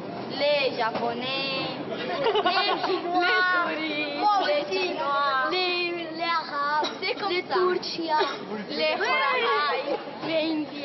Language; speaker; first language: French; non-native, learner; Romanian